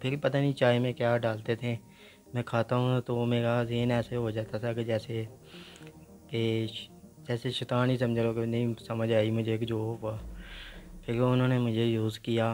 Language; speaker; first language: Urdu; non-native, local second language; Punjabi